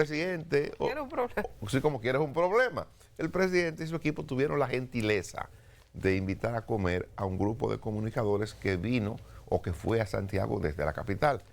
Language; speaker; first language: Spanish; native; Spanish